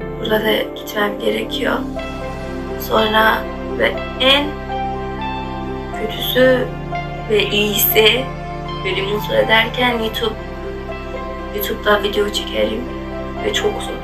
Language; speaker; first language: Turkish; non-native, learner; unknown